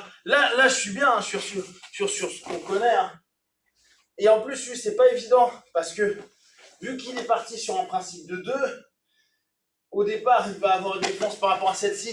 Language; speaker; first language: French; native; French